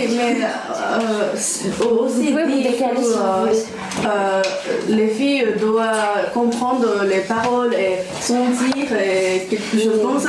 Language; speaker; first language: French; non-native, learner; Japanese